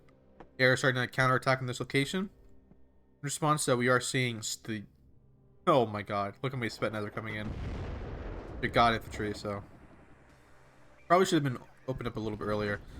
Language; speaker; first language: English; native; English